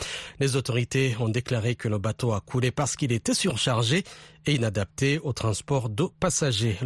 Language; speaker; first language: French; non-native, local second language; Rundi